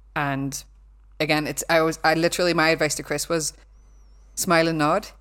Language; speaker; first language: English; native; English